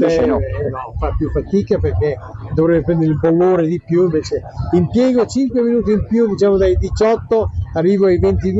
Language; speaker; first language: Italian; native; Italian